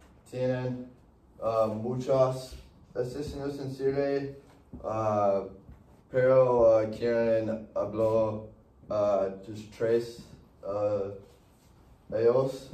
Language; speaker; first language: Spanish; non-native, learner; English